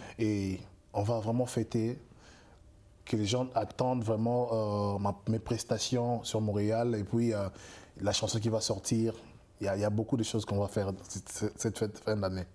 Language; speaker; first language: French; non-native, local second language; Lingala